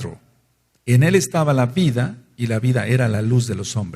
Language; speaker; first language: Spanish; native; Spanish